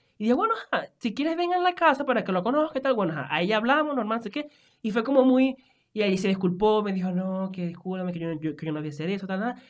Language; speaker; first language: Spanish; native; Spanish